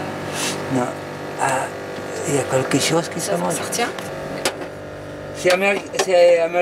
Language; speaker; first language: French; non-native, fluent; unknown